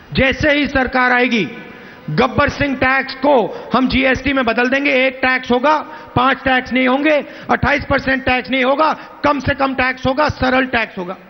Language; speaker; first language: Hindi; native; Hindi